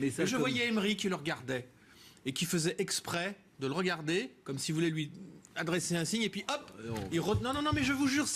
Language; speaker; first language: French; native; French